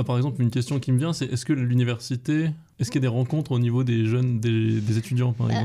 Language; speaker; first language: French; native; French